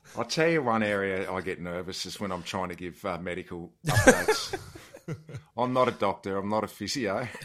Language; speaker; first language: English; native; English